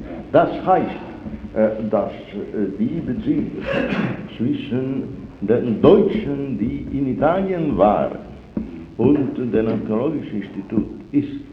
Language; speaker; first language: German; non-native, fluent; Italian